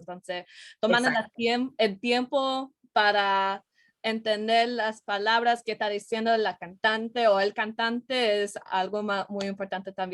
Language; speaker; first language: Spanish; non-native, learner; English